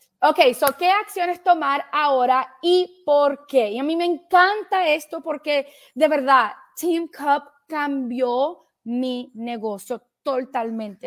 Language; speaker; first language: Spanish; early bilingual, heritage; Spanish